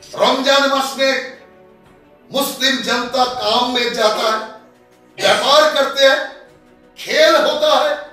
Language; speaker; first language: Hindi; non-native, local second language; Bangla